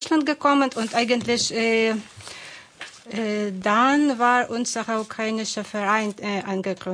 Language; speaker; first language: German; non-native, fluent; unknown